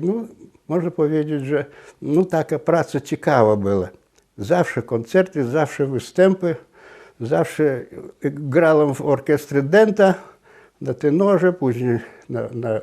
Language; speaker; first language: Polish; non-native, local second language; Belarusian